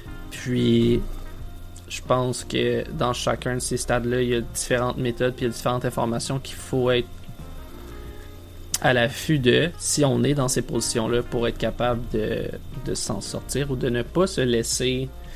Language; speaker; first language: French; native; French